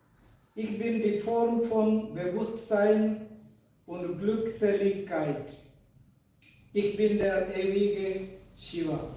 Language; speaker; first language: German; non-native, fluent; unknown